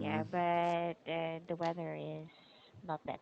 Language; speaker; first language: English; non-native, fluent; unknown